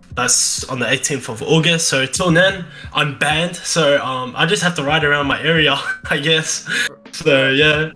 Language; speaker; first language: English; native; English